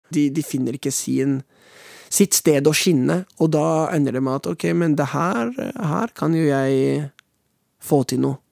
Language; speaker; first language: Norwegian; native; Norwegian